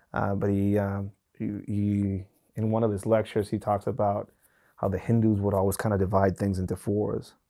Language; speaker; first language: English; non-native, fluent; Spanish